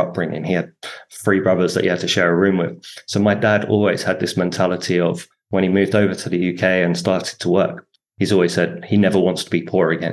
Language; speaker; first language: English; native; English